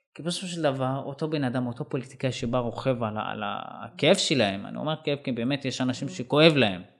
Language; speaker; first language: Hebrew; non-native, local second language; Arabic